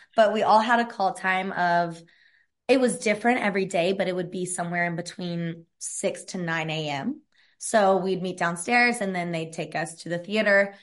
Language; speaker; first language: English; native; English